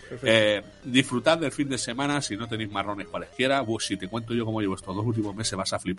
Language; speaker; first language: Spanish; native; Spanish